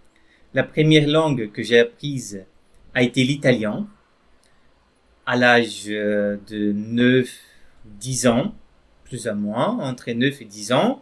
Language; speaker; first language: French; non-native, fluent; Portuguese